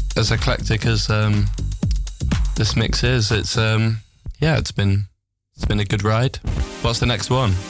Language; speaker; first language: English; native; English